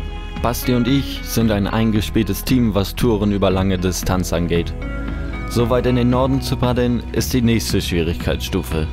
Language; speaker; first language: German; native; German